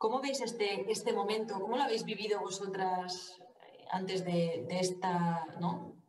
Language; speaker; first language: Spanish; native; Spanish